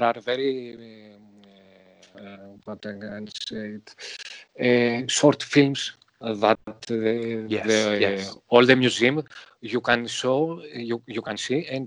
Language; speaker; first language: English; non-native, learner; Greek